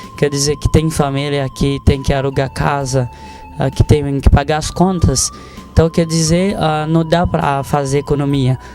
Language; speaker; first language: Portuguese; non-native, fluent; Haitian Creole